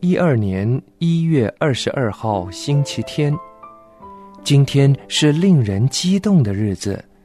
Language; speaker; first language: Chinese; non-native, local second language; Cantonese